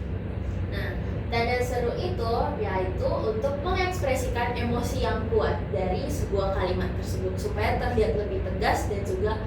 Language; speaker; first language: Indonesian; native; Indonesian